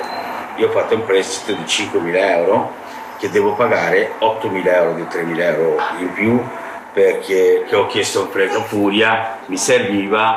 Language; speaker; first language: Italian; non-native, fluent; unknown